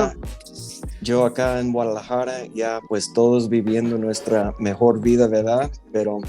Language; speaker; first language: Spanish; non-native, fluent; English